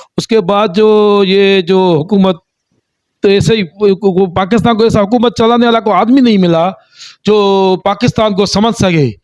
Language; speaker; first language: Urdu; non-native, local second language; Sindhi